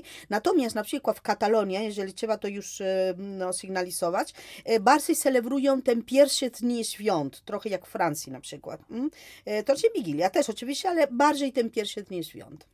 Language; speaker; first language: Polish; non-native, fluent; Spanish